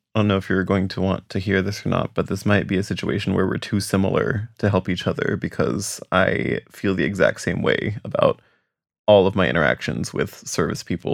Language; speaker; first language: English; native; English